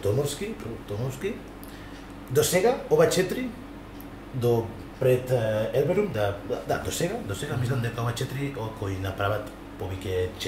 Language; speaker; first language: Macedonian; non-native, learner; Spanish